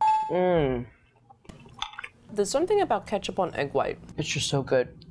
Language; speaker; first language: English; early bilingual, other home language; Chinese